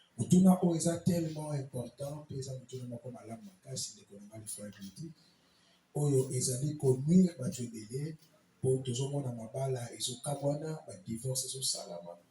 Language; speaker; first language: Lingala; native; Lingala